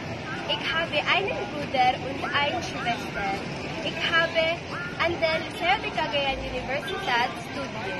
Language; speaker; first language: German; non-native, learner; Filipino